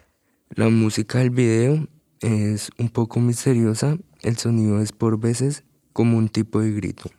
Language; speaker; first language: Spanish; non-native, learner; French